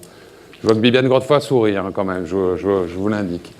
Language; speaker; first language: French; native; French